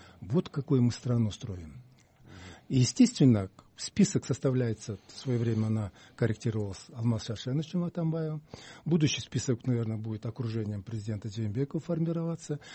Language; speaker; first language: Russian; non-native, local second language; Kyrgyz